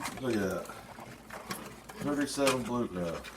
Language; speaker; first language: English; native; English